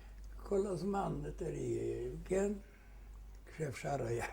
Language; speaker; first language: Hebrew; non-native, fluent; Yiddish